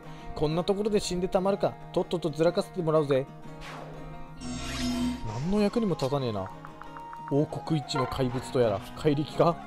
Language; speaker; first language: Japanese; native; Japanese